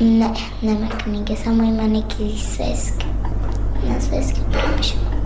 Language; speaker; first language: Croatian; non-native, learner; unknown